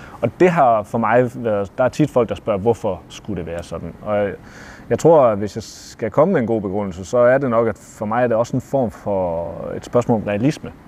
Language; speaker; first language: Danish; native; Danish